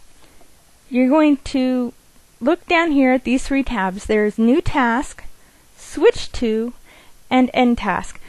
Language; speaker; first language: English; native; English